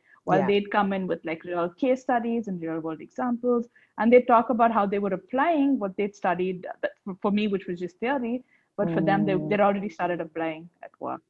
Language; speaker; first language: English; non-native, local second language; Tamil